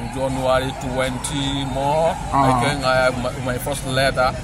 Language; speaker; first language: English; non-native, learner; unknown